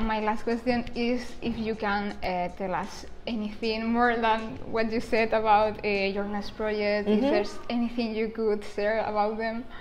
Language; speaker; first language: English; non-native, fluent; Spanish